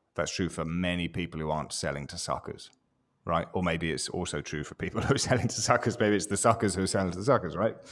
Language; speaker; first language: English; native; English